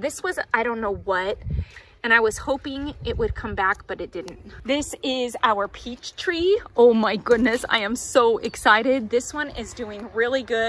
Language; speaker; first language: English; native; English